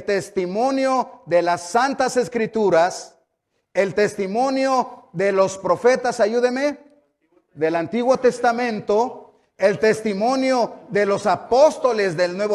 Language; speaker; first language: Spanish; native; Spanish